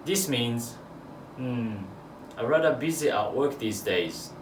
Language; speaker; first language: English; non-native, fluent; Japanese